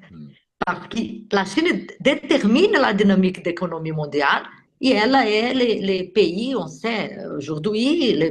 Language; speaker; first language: French; non-native, fluent; Portuguese